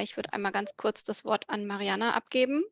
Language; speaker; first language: German; native; German